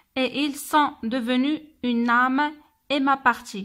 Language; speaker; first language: French; non-native, local second language; Arabic